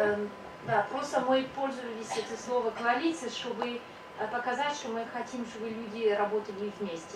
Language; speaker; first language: Russian; non-native, fluent; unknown